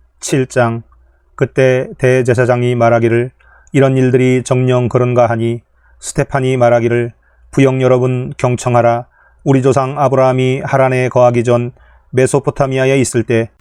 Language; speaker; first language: Korean; native; Korean